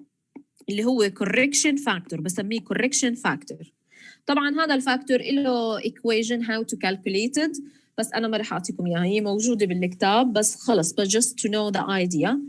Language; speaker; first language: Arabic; native; Arabic